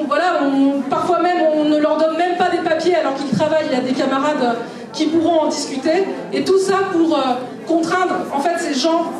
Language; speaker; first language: French; native; French